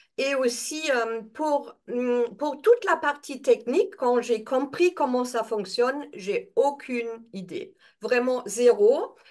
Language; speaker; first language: French; non-native, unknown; German